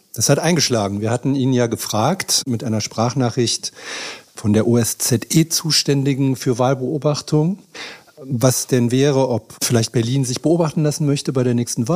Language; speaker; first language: German; native; German